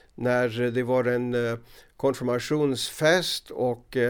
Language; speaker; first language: Swedish; non-native, fluent; English